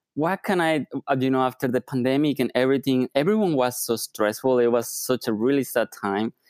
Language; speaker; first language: English; non-native, fluent; Spanish